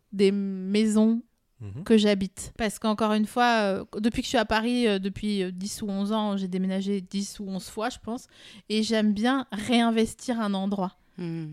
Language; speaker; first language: French; native; French